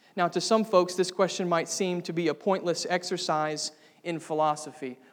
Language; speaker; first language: English; native; English